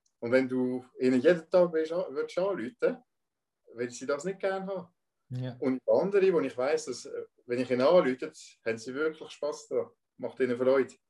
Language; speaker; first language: German; non-native, local second language; French